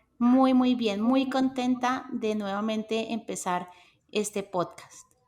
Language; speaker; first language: Spanish; native; Spanish